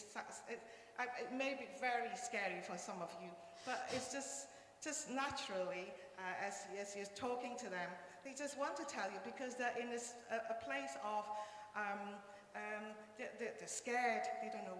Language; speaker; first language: English; non-native, local second language; Cantonese